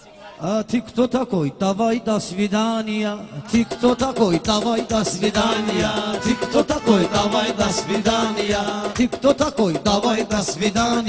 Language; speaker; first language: Russian; non-native, local second language; Talysh